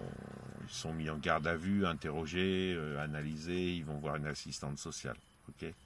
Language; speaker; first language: French; native; French